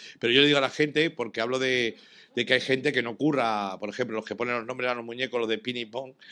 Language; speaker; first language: Spanish; native; Spanish